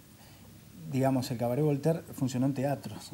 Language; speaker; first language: Spanish; native; Spanish